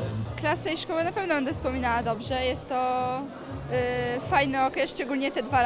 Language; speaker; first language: Polish; native; Polish